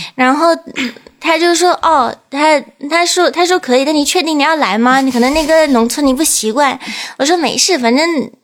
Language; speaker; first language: Chinese; non-native, fluent; English